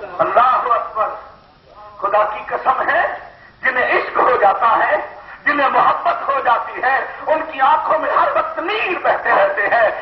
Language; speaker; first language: Urdu; non-native, local second language; Sindhi